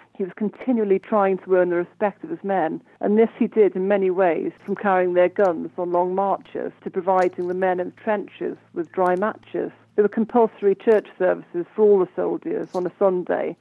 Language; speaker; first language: English; native; English